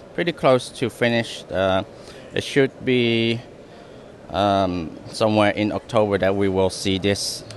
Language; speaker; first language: English; non-native, fluent; Dutch